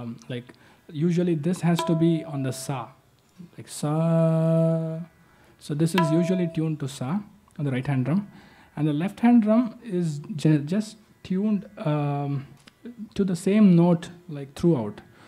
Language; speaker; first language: English; non-native, local second language; Kannada